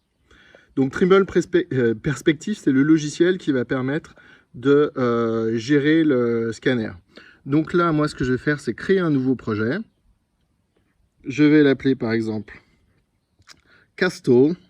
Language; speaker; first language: French; native; French